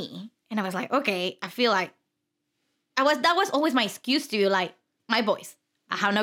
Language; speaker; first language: English; non-native, fluent; Spanish